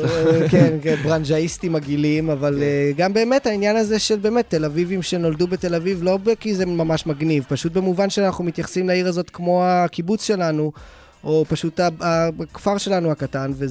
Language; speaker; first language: Hebrew; native; Hebrew